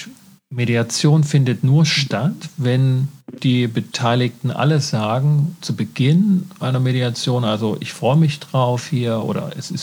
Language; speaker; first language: German; native; German